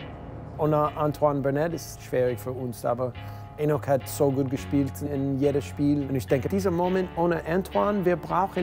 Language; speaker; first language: German; non-native, learner; English